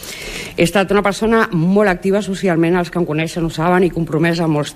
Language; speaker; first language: Catalan; non-native, local second language; Spanish